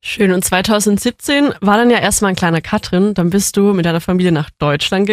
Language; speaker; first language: German; native; German